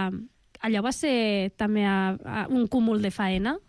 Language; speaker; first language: Catalan; native; Catalan